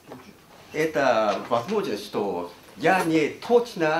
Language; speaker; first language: Russian; non-native, learner; Japanese